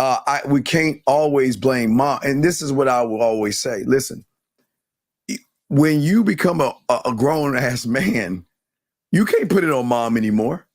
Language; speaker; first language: English; native; English